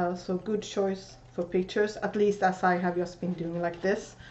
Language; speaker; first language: English; non-native, fluent; Swedish